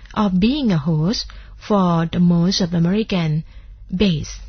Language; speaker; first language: English; non-native, fluent; Thai